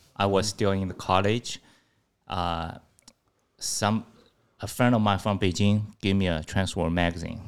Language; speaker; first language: English; non-native, fluent; Chinese